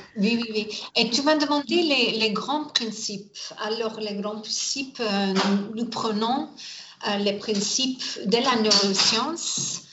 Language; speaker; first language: French; non-native, learner; English